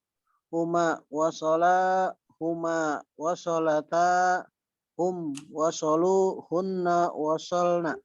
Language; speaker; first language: Arabic; non-native, learner; Indonesian